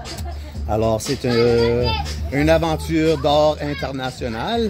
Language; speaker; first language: French; non-native, local second language; English